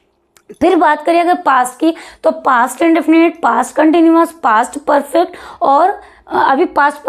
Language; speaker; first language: Hindi; native; Hindi